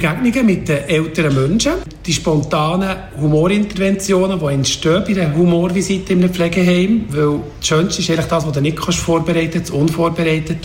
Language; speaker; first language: German; native; German